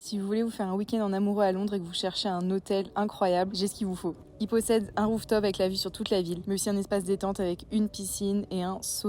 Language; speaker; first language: French; native; French